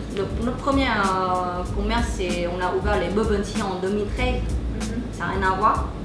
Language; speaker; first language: French; non-native, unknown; Vietnamese